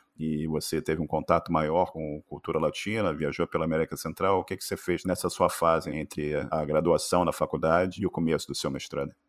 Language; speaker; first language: Portuguese; native; Portuguese